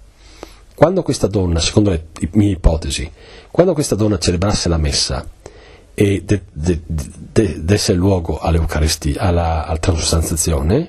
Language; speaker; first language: Italian; native; Italian